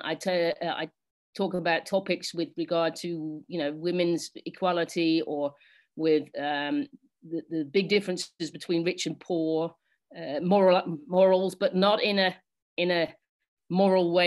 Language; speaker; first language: English; native; English